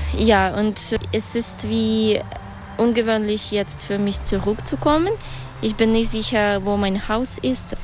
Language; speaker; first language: German; non-native, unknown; Russian